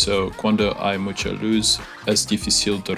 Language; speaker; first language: Spanish; non-native, learner; English